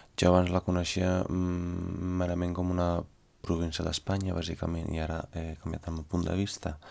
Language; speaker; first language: Catalan; non-native, fluent; Italian